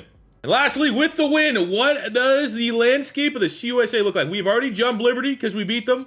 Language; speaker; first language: English; native; English